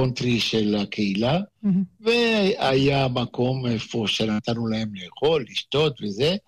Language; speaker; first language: Hebrew; non-native, fluent; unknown